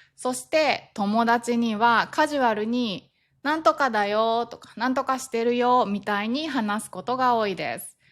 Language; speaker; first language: Japanese; native; Japanese